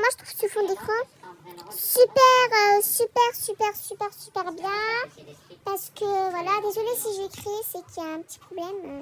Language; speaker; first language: French; native; French